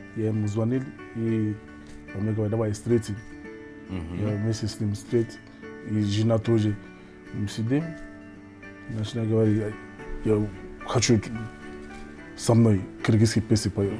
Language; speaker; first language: Russian; non-native, learner; English